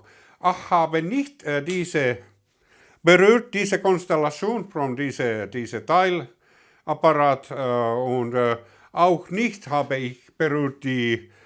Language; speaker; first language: German; non-native, learner; Finnish